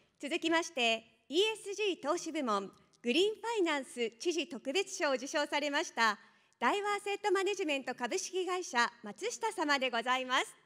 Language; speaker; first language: Japanese; native; Japanese